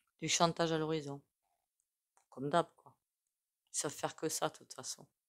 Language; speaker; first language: French; native; French